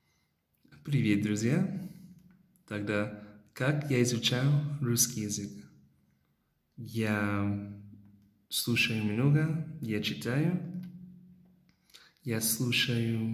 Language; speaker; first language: Russian; non-native, learner; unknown